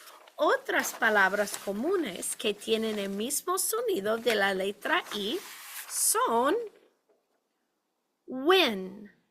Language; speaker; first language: Spanish; non-native, fluent; English